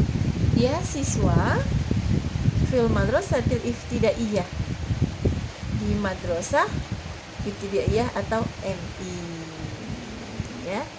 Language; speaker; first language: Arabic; non-native, fluent; Indonesian